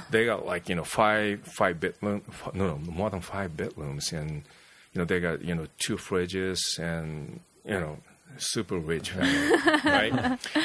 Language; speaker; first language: English; non-native, fluent; Japanese